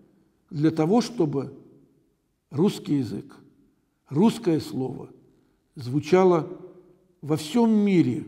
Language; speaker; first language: Russian; native; Russian